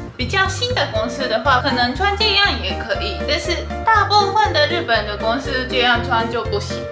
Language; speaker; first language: Chinese; non-native, fluent; Japanese